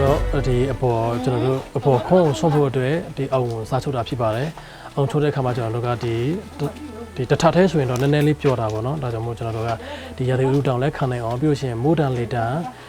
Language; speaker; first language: Burmese; native; Burmese